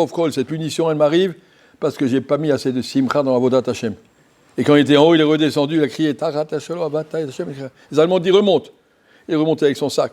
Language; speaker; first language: French; native; French